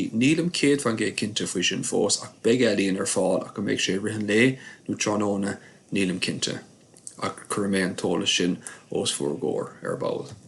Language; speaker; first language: Irish; native; Irish